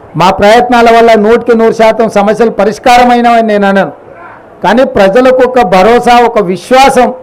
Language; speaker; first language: Telugu; native; Telugu